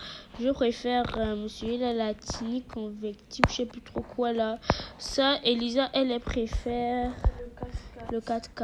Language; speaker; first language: French; native; French